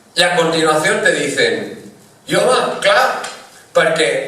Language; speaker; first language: Catalan; non-native, local second language; Spanish